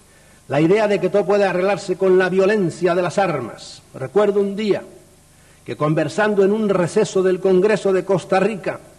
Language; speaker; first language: Spanish; native; Spanish